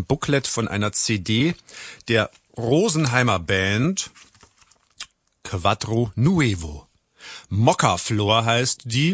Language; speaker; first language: German; native; German